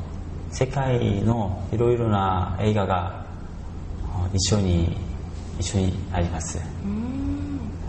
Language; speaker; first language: Japanese; non-native, learner; Korean